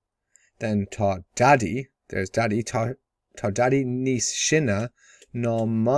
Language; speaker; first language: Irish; non-native, local second language; English